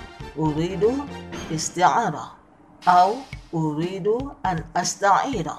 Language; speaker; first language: Arabic; non-native, fluent; Indonesian